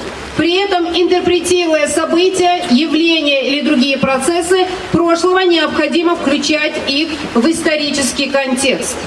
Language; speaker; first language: Russian; non-native, local second language; Ingush